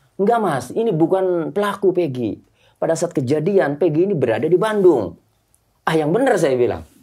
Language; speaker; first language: Indonesian; native; Indonesian